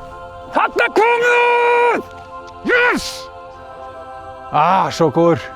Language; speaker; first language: Icelandic; native; Icelandic